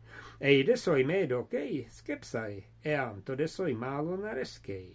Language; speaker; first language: Greek; non-native, fluent; English